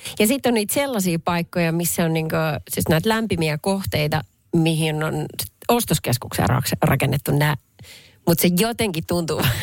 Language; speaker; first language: Finnish; native; Finnish